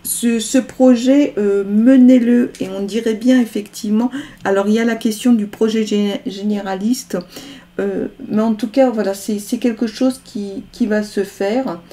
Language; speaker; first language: French; native; French